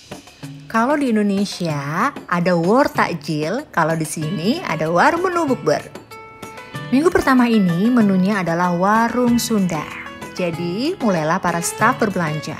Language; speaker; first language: Indonesian; native; Indonesian